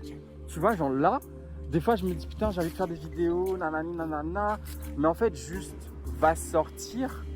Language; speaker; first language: French; native; French